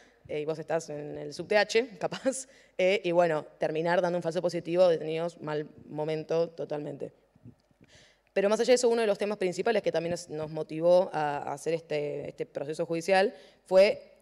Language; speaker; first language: Spanish; native; Spanish